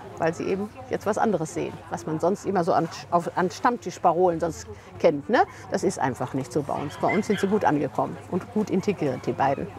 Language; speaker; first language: German; native; German